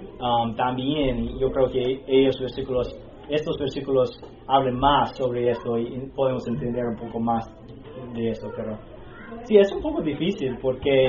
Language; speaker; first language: Spanish; non-native, learner; English